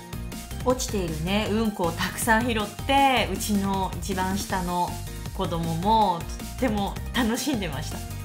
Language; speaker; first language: Japanese; native; Japanese